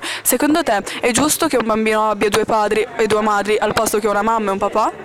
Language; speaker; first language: Italian; native; Italian